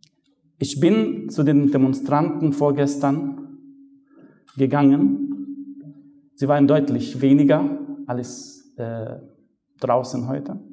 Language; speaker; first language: German; non-native, fluent; Arabic